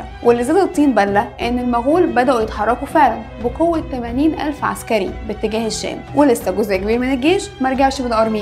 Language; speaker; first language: Arabic; native; Arabic